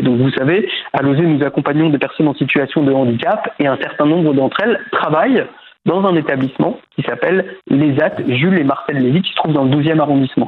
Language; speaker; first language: French; native; French